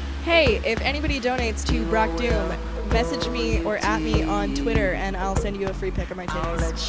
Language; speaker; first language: English; native; English